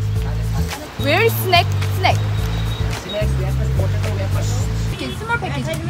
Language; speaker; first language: English; non-native, learner; Korean